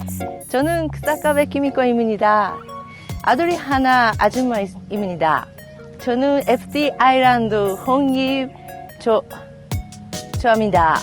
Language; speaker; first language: Korean; non-native, fluent; Japanese